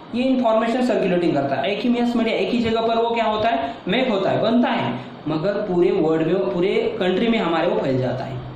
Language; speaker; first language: Hindi; non-native, local second language; Marathi